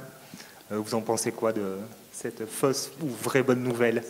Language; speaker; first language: French; native; French